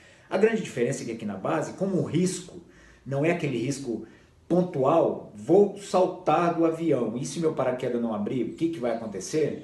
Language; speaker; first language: Portuguese; native; Portuguese